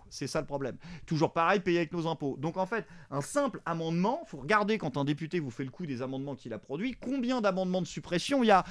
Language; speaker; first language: French; native; French